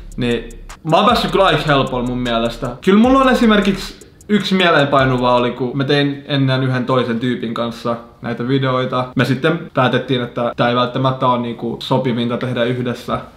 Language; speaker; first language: Finnish; early bilingual, other home language; Arabic